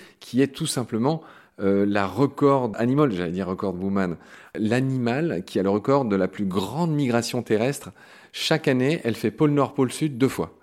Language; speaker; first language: French; native; French